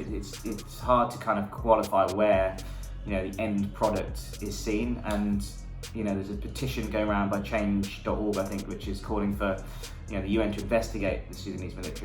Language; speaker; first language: English; native; English